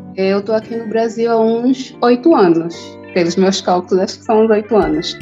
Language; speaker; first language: Portuguese; native; Portuguese